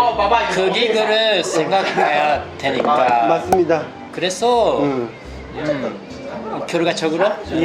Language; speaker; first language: Korean; non-native, learner; Japanese